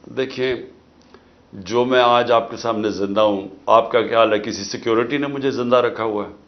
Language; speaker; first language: Urdu; native; Urdu